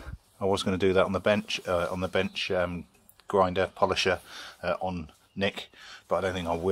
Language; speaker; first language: English; native; English